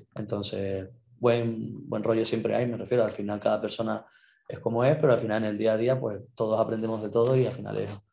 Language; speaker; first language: Spanish; native; Spanish